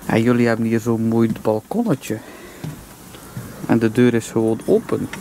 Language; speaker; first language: Dutch; native; Dutch